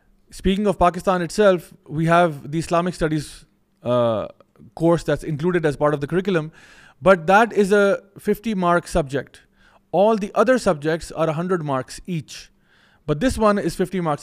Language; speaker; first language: English; non-native, local second language; Urdu